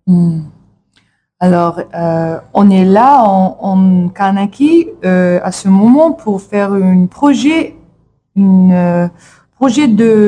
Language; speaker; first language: French; non-native, learner; English